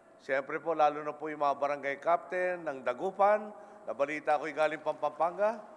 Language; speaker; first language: Filipino; native; Filipino